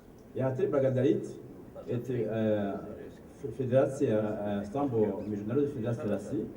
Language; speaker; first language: Russian; non-native, learner; Rundi